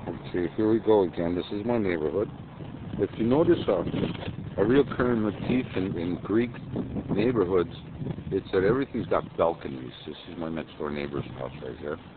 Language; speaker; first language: English; native; English